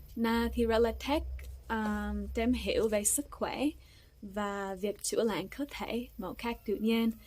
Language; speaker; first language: Vietnamese; non-native, fluent; English